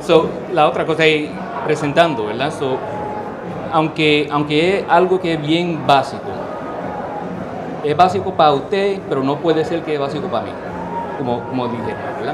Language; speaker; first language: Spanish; early bilingual, heritage; Spanish